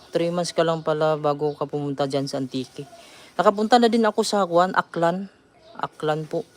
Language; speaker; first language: Filipino; non-native, local second language; Cebuano